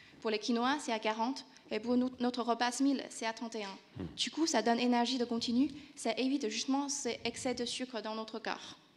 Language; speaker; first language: French; non-native, fluent; Chinese